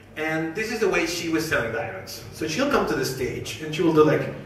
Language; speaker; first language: English; non-native, fluent; Spanish